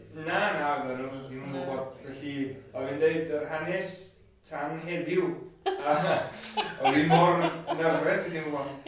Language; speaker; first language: Welsh; non-native, fluent; Spanish